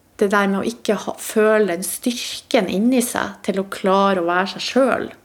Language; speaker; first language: Norwegian; native; Norwegian